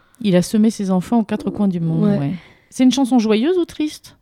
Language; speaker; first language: French; native; French